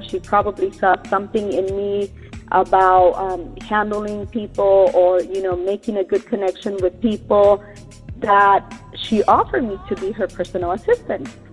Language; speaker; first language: English; early bilingual, other home language; Spanish